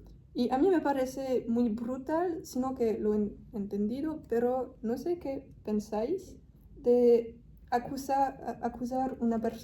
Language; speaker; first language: Spanish; non-native, fluent; French